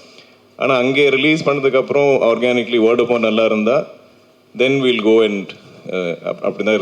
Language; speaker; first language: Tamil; non-native, local second language; Malayalam